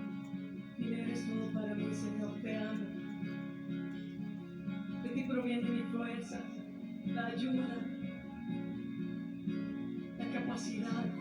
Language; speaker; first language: Spanish; native; Spanish